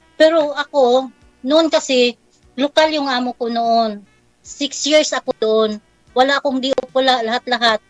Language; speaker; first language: Filipino; non-native, local second language; Cebuano